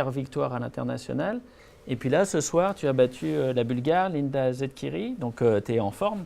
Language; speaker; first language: French; native; French